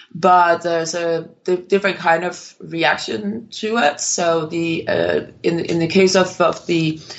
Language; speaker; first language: English; non-native, fluent; Danish